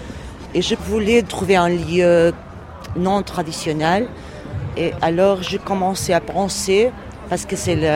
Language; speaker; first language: French; non-native, learner; Portuguese